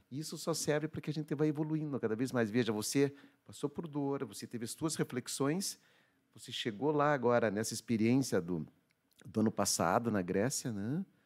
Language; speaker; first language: Portuguese; native; Portuguese